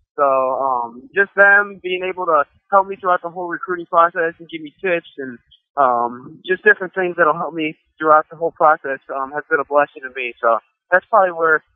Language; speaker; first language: English; native; English